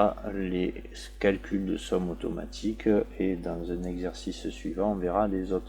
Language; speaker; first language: French; native; French